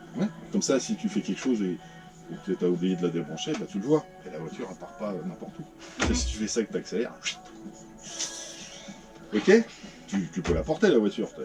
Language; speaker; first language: French; native; French